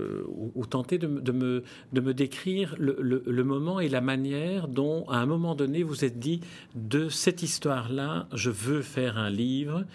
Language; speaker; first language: French; native; French